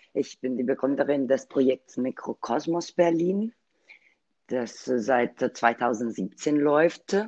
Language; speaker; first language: German; non-native, learner; Italian